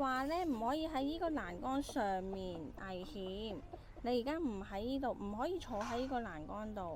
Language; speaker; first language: Cantonese; native; Cantonese